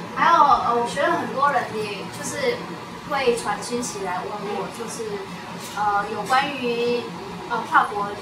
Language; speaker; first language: Chinese; non-native, fluent; Vietnamese